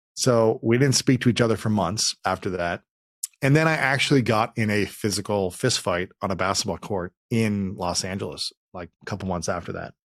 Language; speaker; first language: English; native; English